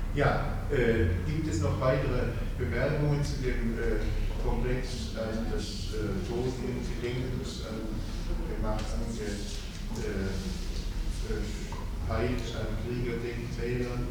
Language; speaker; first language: German; native; German